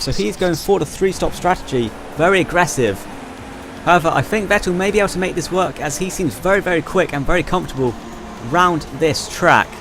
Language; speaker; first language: English; native; English